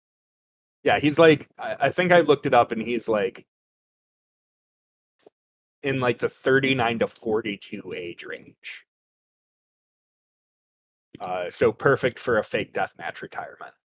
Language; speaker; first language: English; native; English